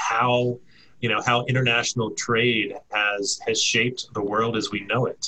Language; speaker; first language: English; native; English